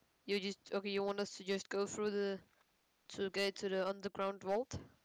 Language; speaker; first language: English; non-native, fluent; Danish